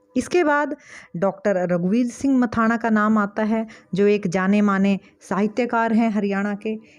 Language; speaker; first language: Hindi; native; Hindi